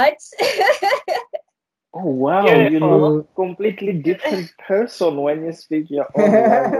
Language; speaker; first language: English; non-native, fluent; Portuguese